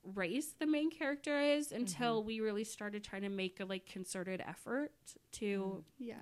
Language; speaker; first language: English; native; English